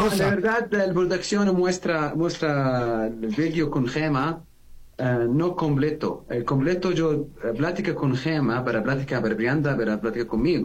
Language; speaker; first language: Spanish; non-native, learner; Arabic